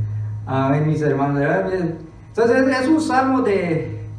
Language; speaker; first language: Spanish; early bilingual, other home language; English